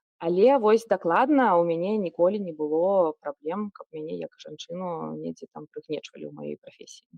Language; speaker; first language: Belarusian; non-native, local second language; Russian